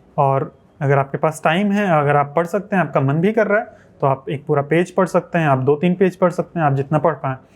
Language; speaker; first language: Hindi; native; Hindi